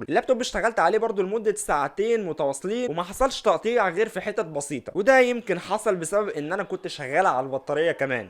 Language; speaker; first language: Arabic; native; Arabic